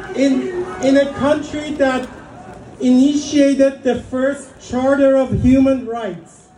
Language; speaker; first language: English; early bilingual, other home language; Persian